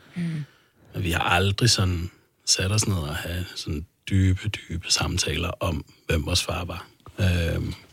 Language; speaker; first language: Danish; early bilingual, other home language; Arabic